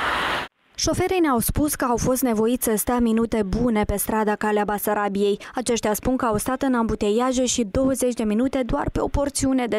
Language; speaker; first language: Romanian; native; Romanian